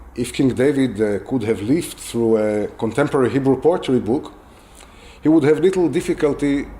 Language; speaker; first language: English; non-native, fluent; Hebrew